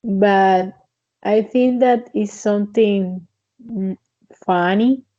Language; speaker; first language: English; non-native, fluent; Spanish